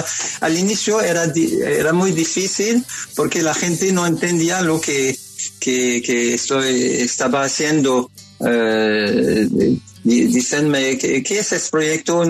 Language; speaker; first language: Spanish; non-native, learner; French